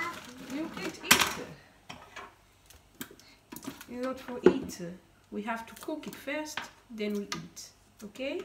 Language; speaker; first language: English; non-native, fluent; Swahili